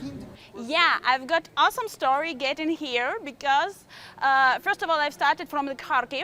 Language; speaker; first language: English; non-native, fluent; Ukrainian